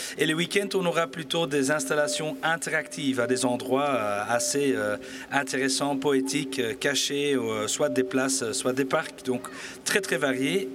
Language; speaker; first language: French; native; French